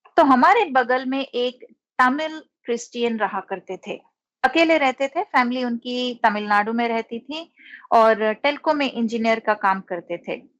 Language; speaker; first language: Hindi; non-native, local second language; Telugu